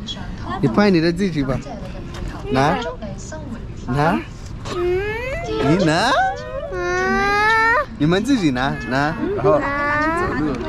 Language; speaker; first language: Chinese; non-native, learner; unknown